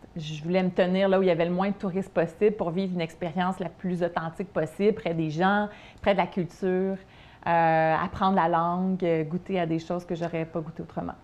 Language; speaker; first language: French; native; French